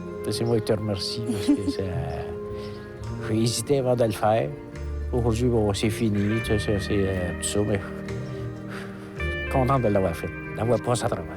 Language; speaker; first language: French; native; French